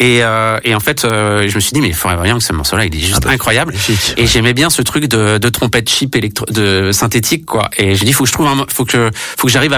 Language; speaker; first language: French; native; French